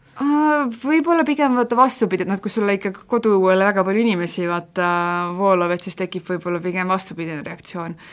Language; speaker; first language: Estonian; native; Estonian